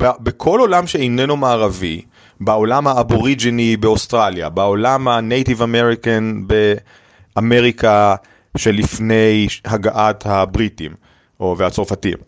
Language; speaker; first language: Hebrew; native; Hebrew